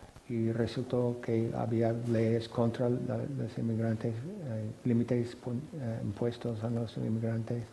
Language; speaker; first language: Spanish; non-native, fluent; English